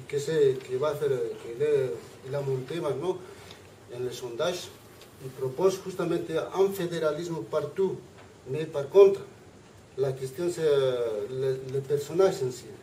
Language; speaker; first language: French; non-native, learner; Spanish